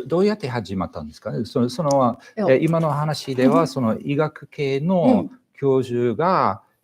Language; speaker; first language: Japanese; non-native, fluent; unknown